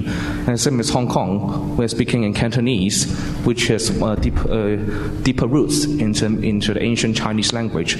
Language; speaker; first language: English; non-native, local second language; Cantonese